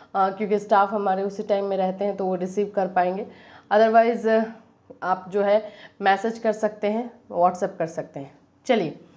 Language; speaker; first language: Hindi; native; Hindi